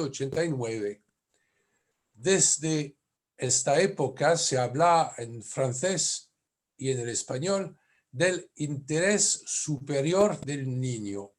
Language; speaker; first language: Spanish; non-native, fluent; French